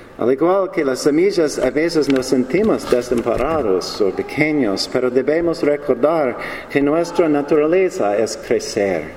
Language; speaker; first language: Spanish; non-native, learner; English